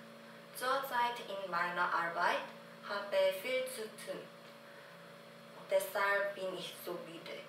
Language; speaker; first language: German; non-native, learner; Korean